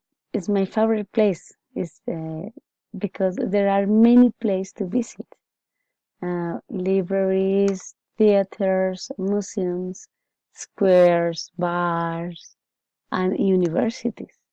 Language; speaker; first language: English; non-native, learner; Spanish